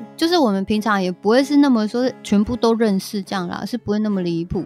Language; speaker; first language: Chinese; native; Chinese